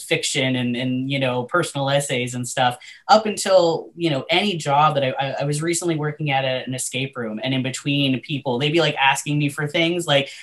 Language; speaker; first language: English; native; English